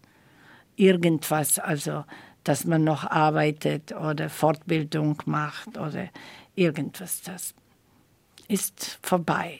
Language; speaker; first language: German; non-native, fluent; Slovak